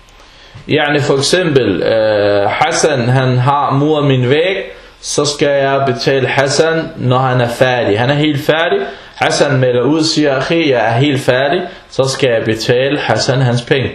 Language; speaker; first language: Danish; non-native, fluent; Arabic